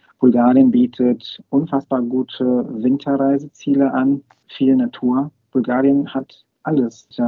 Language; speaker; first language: German; non-native, fluent; Bulgarian